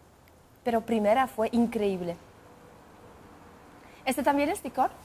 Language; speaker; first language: Spanish; non-native, learner; Russian